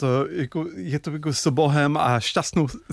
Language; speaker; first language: Czech; non-native, fluent; English